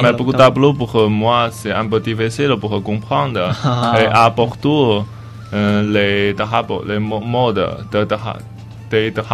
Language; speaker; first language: French; non-native, learner; Chinese